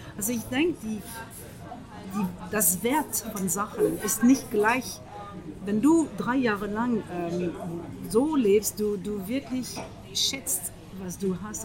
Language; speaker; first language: German; non-native, fluent; French